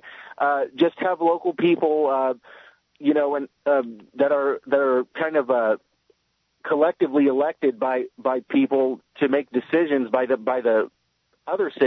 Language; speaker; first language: English; native; English